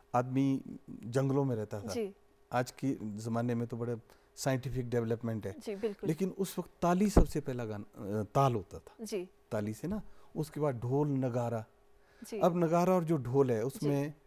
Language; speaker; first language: Hindi; native; Hindi